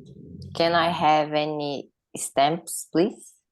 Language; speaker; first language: English; non-native, learner; Portuguese